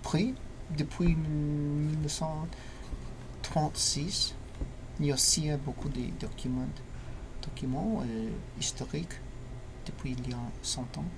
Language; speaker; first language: French; non-native, learner; English